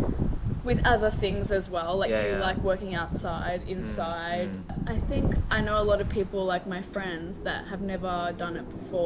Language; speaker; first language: English; non-native, fluent; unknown